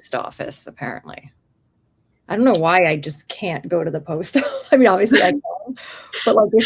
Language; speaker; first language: English; native; English